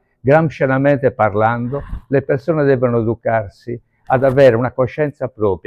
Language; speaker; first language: Italian; native; Italian